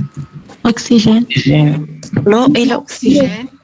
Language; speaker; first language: French; non-native, local second language; Arabic